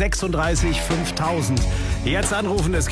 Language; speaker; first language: German; native; German